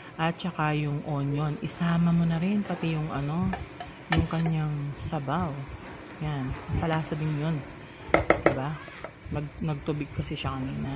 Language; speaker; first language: Filipino; non-native, local second language; Pampanga